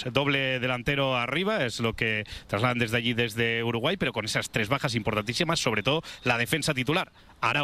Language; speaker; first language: Spanish; native; Spanish